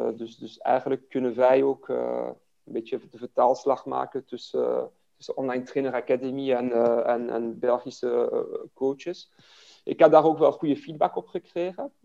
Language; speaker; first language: Dutch; non-native, fluent; French